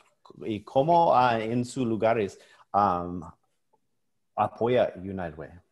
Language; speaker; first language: Spanish; non-native, learner; English